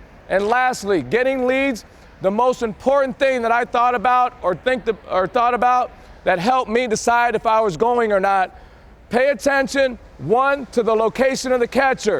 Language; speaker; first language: English; native; English